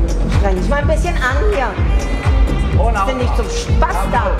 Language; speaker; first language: German; native; German